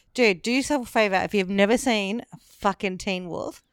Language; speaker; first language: English; native; English